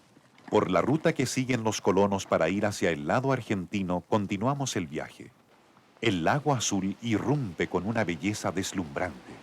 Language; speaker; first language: Spanish; native; Spanish